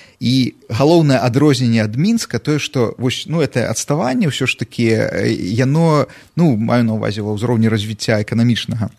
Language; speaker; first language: Belarusian; non-native, local second language; Russian